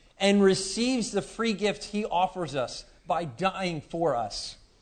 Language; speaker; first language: English; native; English